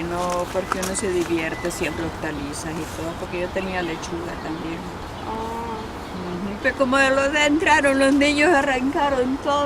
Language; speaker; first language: Spanish; native; Spanish